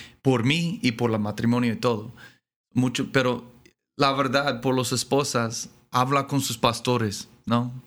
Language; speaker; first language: Spanish; non-native, learner; English